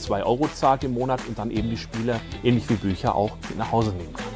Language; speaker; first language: German; native; German